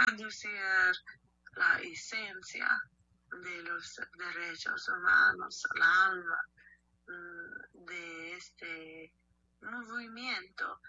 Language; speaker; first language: Spanish; non-native, learner; English